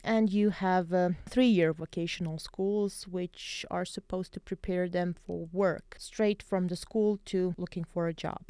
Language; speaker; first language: English; non-native, fluent; Bosnian